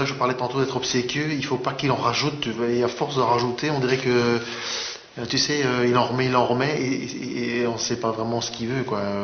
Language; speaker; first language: French; native; French